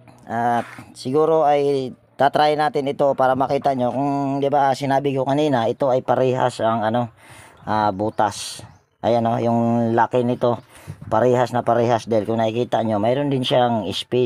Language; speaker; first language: Filipino; native; Filipino